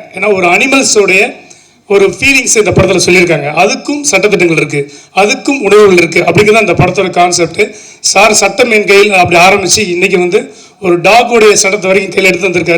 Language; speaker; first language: Tamil; native; Tamil